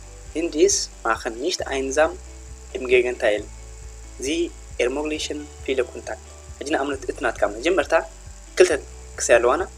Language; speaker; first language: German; non-native, fluent; Tigrinya